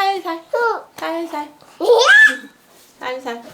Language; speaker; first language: Korean; native; Korean